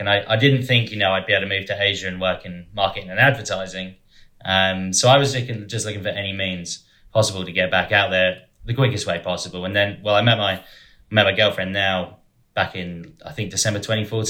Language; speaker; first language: English; native; English